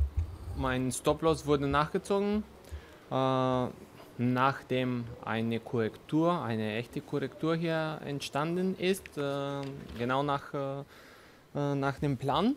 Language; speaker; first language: German; non-native, fluent; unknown